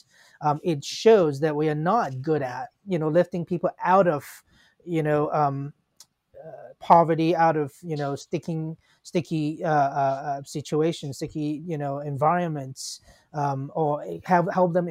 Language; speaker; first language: English; non-native, local second language; Cantonese